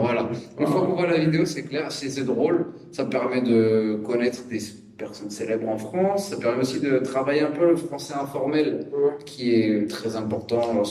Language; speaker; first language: French; native; French